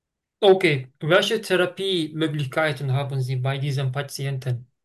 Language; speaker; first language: German; non-native, fluent; Turkish